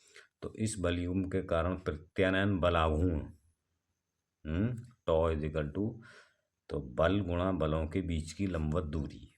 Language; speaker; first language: Hindi; native; Hindi